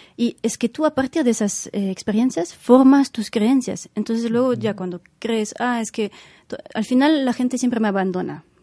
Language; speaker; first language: Spanish; non-native, fluent; French